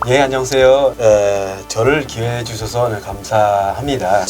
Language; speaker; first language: Korean; non-native, learner; Lao